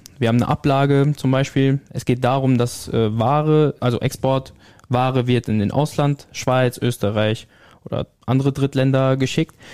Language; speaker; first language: German; early bilingual, other home language; Italian